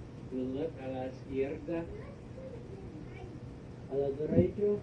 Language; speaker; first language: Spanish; non-native, learner; English